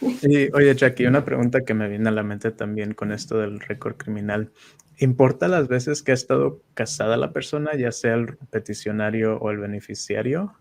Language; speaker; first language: Spanish; native; Spanish